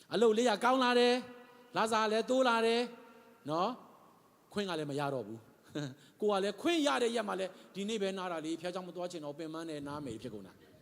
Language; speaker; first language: Burmese; non-native, local second language; Tedim Chin